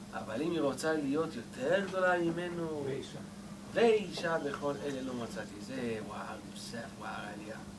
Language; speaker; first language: Hebrew; native; Hebrew